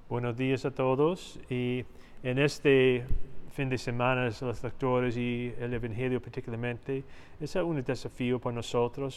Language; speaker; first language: Spanish; non-native, learner; English